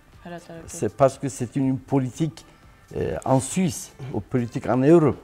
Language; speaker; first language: French; non-native, learner; Turkish